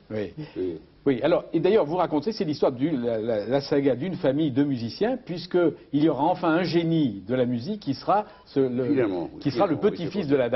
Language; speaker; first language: French; native; French